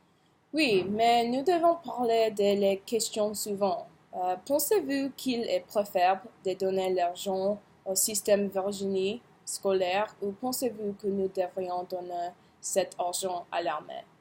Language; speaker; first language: French; non-native, learner; English